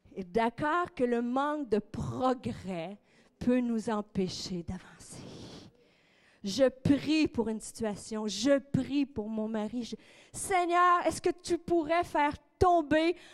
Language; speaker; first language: French; native; French